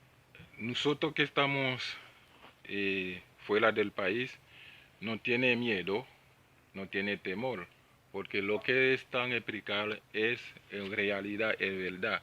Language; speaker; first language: Spanish; non-native, learner; Haitian Creole